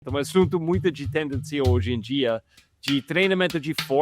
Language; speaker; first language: Portuguese; non-native, fluent; English